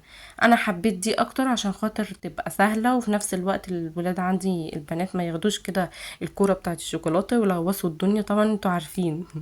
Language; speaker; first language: Arabic; native; Arabic